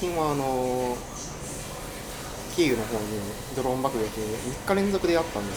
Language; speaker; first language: Japanese; native; Japanese